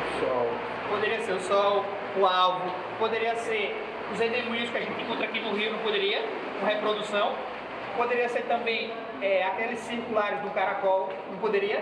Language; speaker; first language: Portuguese; native; Portuguese